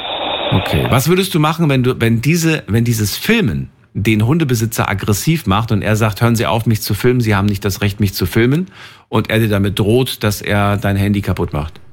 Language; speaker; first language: German; native; German